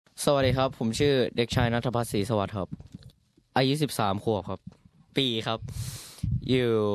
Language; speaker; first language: Thai; early bilingual, heritage; Thai